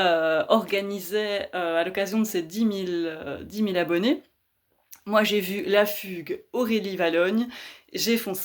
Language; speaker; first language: French; native; French